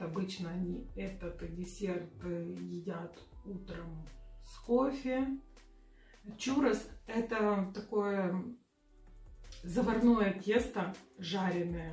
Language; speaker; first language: Russian; native; Russian